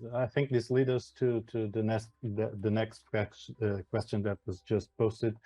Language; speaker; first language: English; non-native, fluent; Portuguese